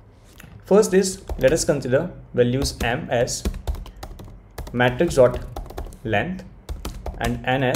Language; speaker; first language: English; non-native, local second language; Hindi